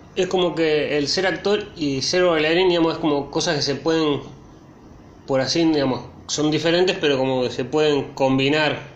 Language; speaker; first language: Spanish; native; Spanish